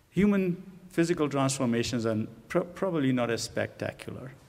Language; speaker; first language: English; non-native, local second language; Urdu